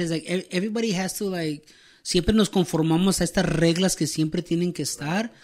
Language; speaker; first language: Spanish; early bilingual, heritage; Spanish